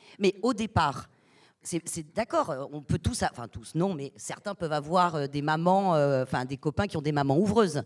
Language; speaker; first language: French; native; French